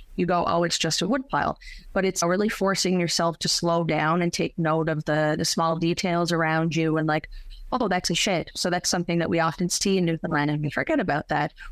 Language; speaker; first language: English; native; English